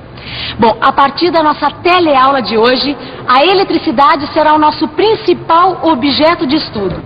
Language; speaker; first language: Portuguese; native; Portuguese